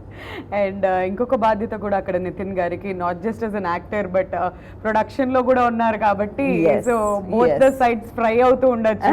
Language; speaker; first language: Telugu; native; Telugu